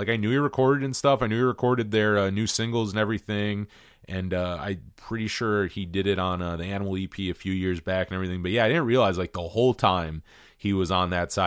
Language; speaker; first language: English; native; English